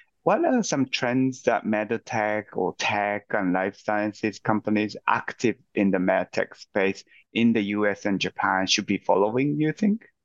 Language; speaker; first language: English; non-native, fluent; Japanese